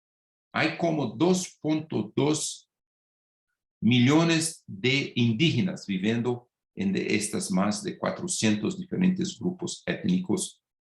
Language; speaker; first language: Spanish; non-native, fluent; Portuguese